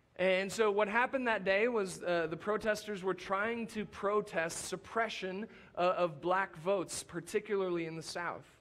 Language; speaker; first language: English; native; English